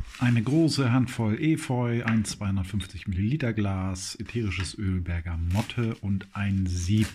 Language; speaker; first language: German; native; German